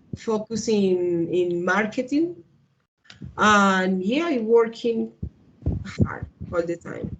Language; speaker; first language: English; non-native, learner; Spanish